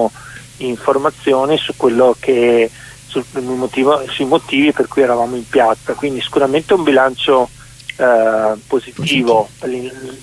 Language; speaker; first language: Italian; native; Italian